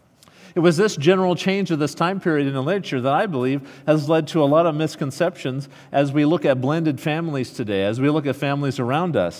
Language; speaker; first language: English; native; English